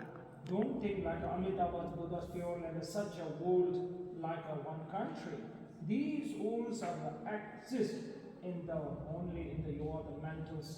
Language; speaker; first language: English; non-native, fluent; Tibetan